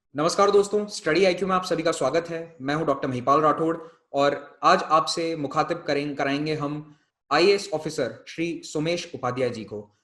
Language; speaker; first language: Hindi; native; Hindi